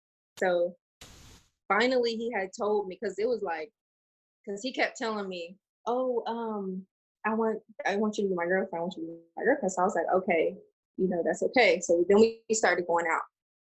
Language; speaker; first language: English; native; English